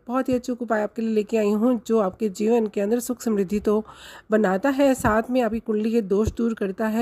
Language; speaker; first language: Hindi; native; Hindi